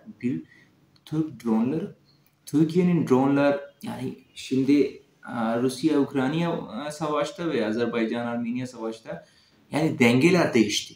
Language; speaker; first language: Turkish; non-native, fluent; Urdu